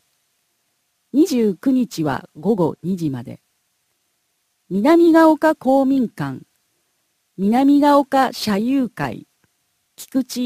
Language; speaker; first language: Japanese; native; Japanese